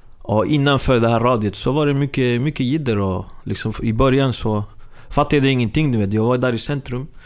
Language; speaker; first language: Swedish; early bilingual, other home language; Spanish